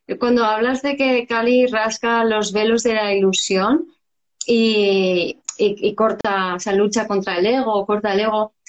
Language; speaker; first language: Spanish; native; Spanish